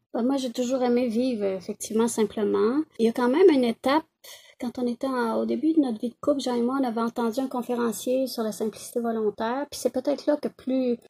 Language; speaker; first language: French; native; French